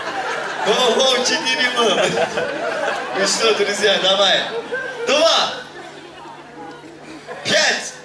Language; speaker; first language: Russian; non-native, learner; Turkish